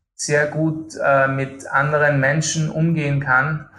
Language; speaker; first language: German; native; German